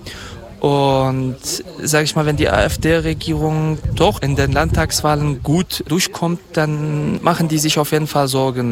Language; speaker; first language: German; non-native, fluent; Kurdish